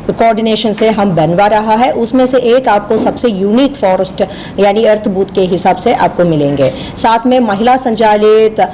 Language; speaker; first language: Hindi; non-native, local second language; Malayalam